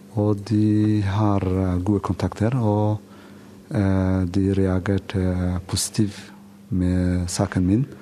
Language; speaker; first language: Norwegian; non-native, fluent; Somali